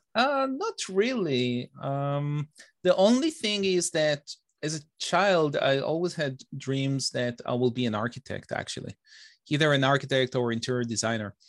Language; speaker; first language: English; non-native, fluent; Hebrew